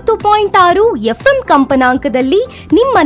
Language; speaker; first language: Kannada; native; Kannada